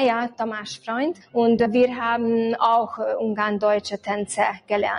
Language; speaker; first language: German; non-native, local second language; Hungarian